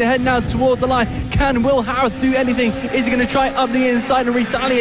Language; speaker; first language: English; native; English